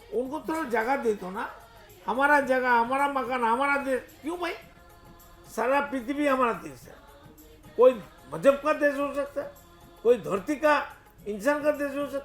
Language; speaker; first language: Hindi; non-native, local second language; Bangla